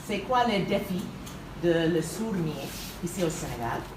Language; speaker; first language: French; non-native, learner; English